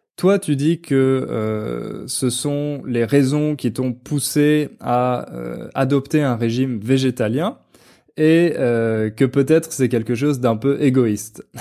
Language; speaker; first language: French; native; French